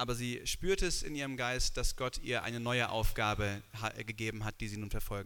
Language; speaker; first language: German; native; German